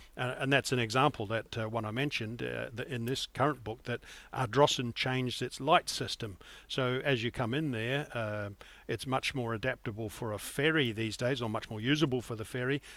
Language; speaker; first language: English; native; English